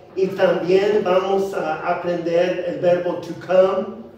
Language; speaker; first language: Spanish; non-native, fluent; English